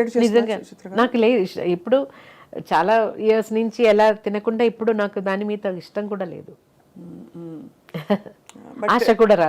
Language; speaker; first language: Telugu; non-native, local second language; Malayalam